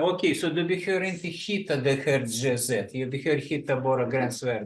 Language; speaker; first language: Swedish; non-native, learner; Russian